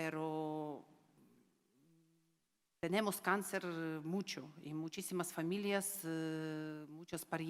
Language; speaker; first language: Spanish; non-native, learner; Ukrainian